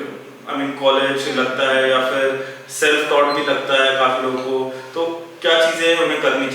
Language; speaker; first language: Hindi; native; Hindi